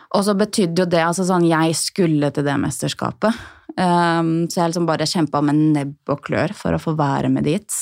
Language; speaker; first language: Norwegian; native; Norwegian